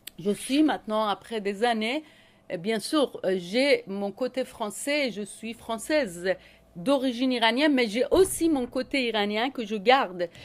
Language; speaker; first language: French; non-native, fluent; Persian